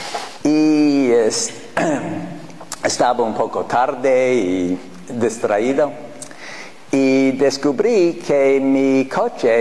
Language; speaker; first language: Spanish; non-native, fluent; English